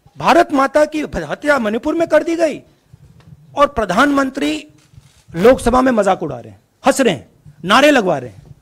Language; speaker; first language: Hindi; native; Hindi